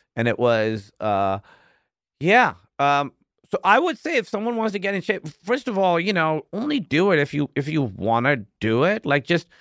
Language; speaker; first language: English; non-native, local second language; Urdu